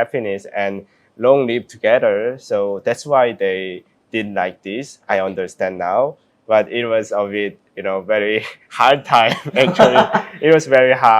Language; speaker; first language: English; non-native, learner; Korean